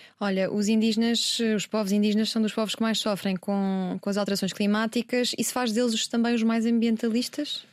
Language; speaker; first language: Portuguese; native; Portuguese